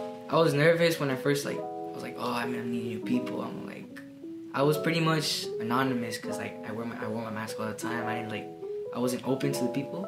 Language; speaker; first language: English; native; English